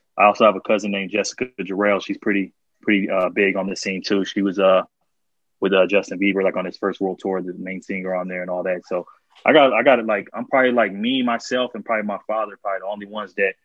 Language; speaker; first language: English; native; English